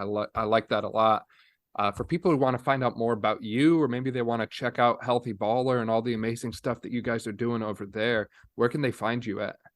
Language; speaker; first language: English; native; English